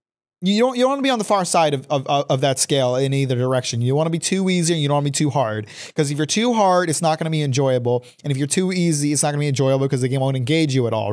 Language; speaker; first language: English; native; English